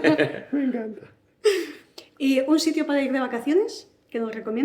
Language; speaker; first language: Spanish; native; Spanish